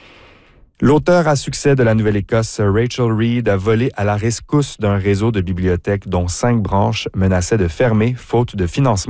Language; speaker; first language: French; native; French